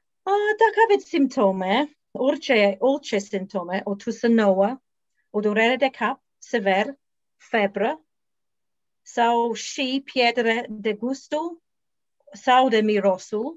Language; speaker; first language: Romanian; non-native, learner; English